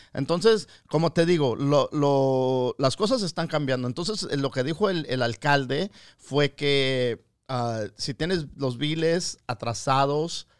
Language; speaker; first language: Spanish; early bilingual, other home language; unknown